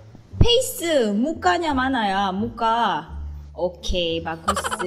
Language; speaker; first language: Indonesian; non-native, fluent; Korean